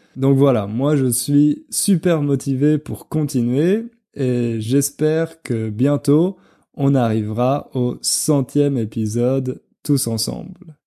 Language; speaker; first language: French; native; French